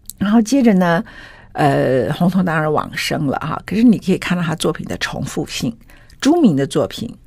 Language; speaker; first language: Chinese; native; Chinese